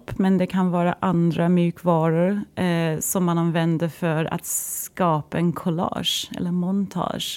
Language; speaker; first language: Swedish; non-native, fluent; English